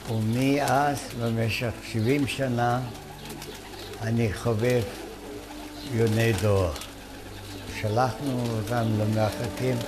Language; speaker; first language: Hebrew; non-native, fluent; German